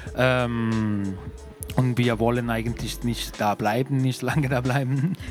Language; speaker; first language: German; non-native, fluent; Spanish